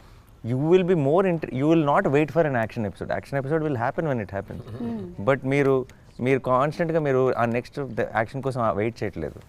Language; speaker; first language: Telugu; native; Telugu